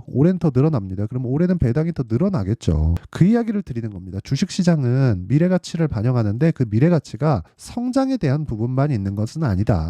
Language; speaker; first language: Korean; native; Korean